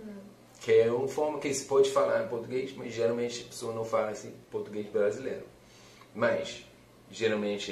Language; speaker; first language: Portuguese; non-native, fluent; English